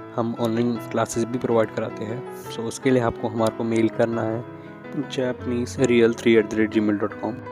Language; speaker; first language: Hindi; native; Hindi